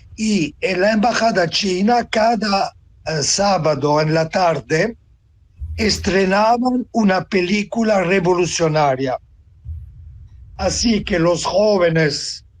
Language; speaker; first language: Spanish; non-native, fluent; Italian